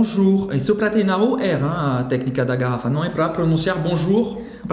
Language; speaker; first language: Portuguese; non-native, fluent; French